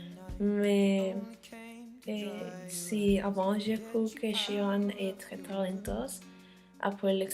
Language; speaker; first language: French; non-native, learner; Spanish